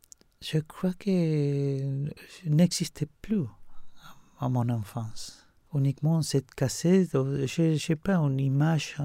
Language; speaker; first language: French; non-native, fluent; Spanish